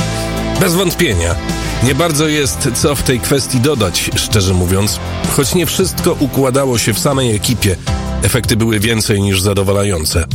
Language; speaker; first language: Polish; native; Polish